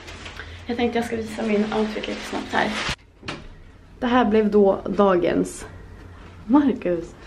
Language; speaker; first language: Swedish; native; Swedish